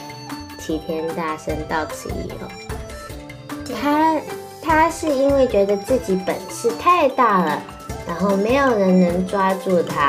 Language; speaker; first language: Chinese; native; Chinese